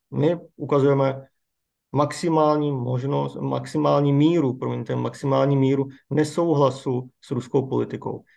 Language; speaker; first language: Czech; native; Czech